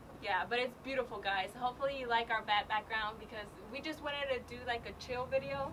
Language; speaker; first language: English; early bilingual, other home language; Spanish